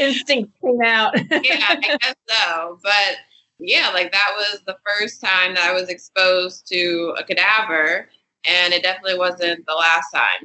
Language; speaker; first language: English; native; English